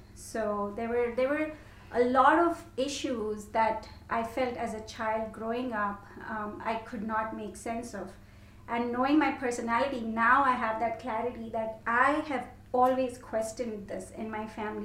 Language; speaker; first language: English; non-native, local second language; Hindi